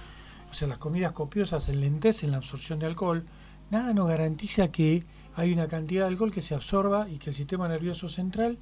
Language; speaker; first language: Spanish; native; Spanish